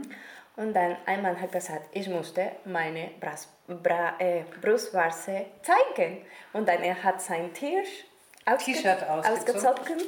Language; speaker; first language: German; non-native, learner; Spanish